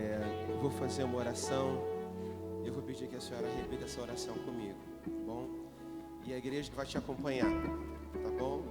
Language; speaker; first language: Portuguese; native; Portuguese